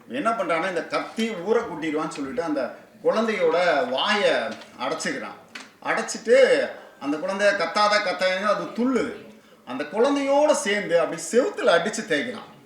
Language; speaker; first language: Tamil; native; Tamil